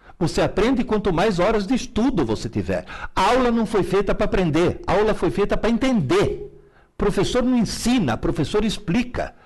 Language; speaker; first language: Portuguese; early bilingual, other home language; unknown